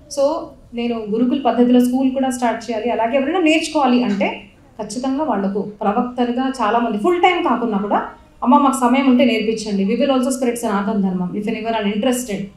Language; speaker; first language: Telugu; non-native, local second language; Marathi